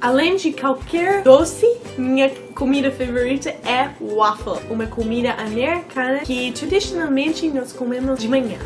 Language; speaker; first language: Portuguese; non-native, fluent; English